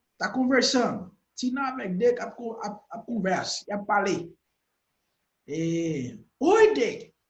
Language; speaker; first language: Portuguese; non-native, fluent; Haitian Creole